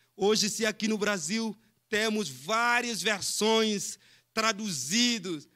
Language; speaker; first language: Portuguese; non-native, fluent; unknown